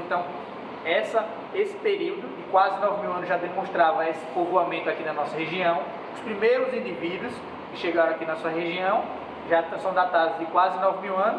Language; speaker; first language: Portuguese; native; Portuguese